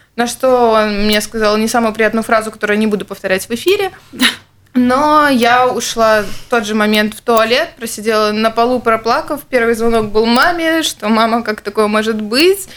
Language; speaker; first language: Russian; native; Russian